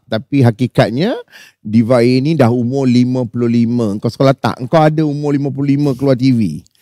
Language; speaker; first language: Malay; native; Malay